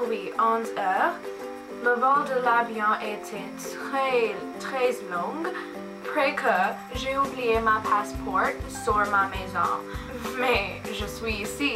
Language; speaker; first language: French; non-native, learner; English